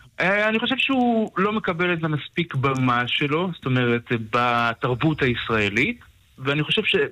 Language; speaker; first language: Hebrew; native; Hebrew